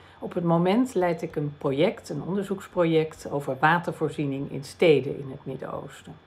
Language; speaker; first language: Dutch; native; Dutch